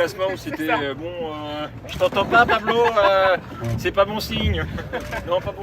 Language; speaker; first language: French; native; French